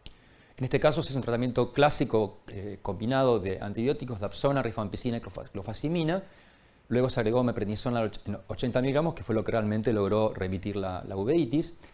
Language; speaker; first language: Spanish; native; Spanish